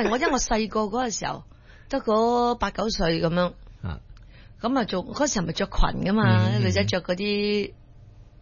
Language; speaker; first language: Cantonese; early bilingual, heritage; Cantonese